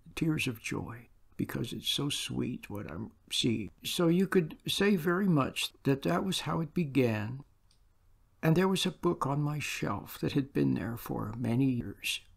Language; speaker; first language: English; native; English